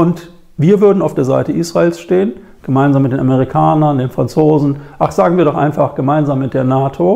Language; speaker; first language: German; native; German